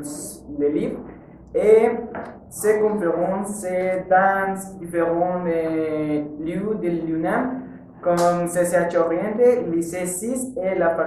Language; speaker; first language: French; non-native, learner; Spanish